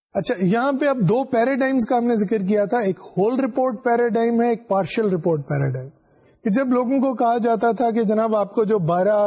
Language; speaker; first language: Urdu; non-native, local second language; Punjabi